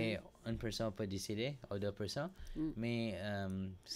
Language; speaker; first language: French; non-native, learner; English